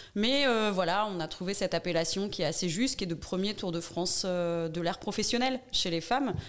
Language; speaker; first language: French; native; French